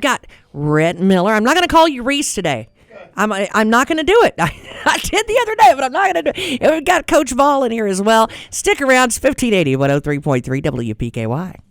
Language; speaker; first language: English; native; English